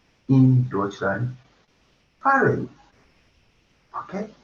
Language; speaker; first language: German; non-native, fluent; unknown